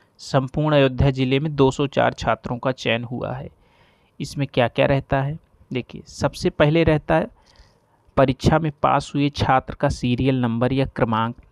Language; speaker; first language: Hindi; native; Hindi